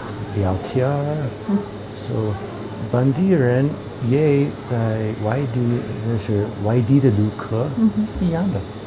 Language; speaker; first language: Chinese; non-native, learner; English